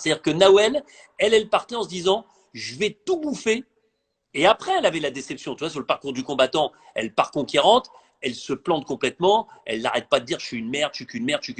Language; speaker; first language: French; native; French